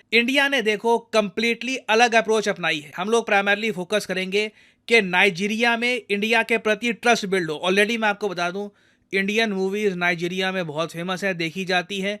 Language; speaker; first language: Hindi; native; Hindi